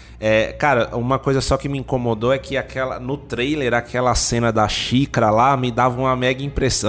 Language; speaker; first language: Portuguese; native; Portuguese